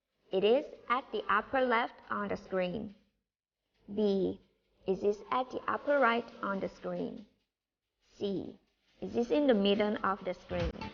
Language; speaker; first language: English; non-native, fluent; Thai